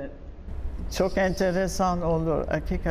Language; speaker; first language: Turkish; non-native, fluent; French